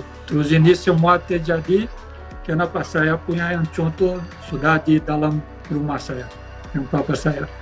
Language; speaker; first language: Indonesian; non-native, fluent; Portuguese